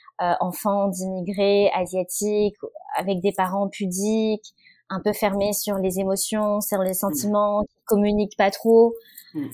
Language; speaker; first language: French; early bilingual, other home language; Vietnamese